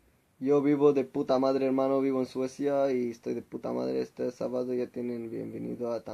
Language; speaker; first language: Spanish; non-native, fluent; Arabic